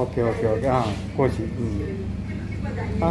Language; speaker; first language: Italian; non-native, learner; Malayalam